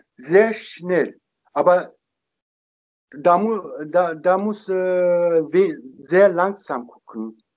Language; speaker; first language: German; non-native, learner; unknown